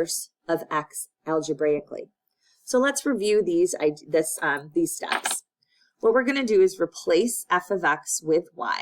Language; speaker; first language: English; native; English